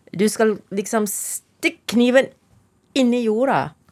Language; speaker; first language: Norwegian; non-native, fluent; Malay